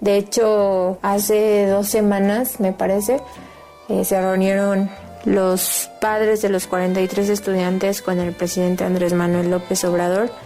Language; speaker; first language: Spanish; native; Spanish